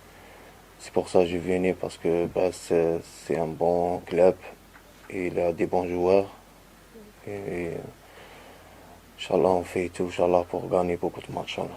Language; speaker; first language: French; non-native, learner; Arabic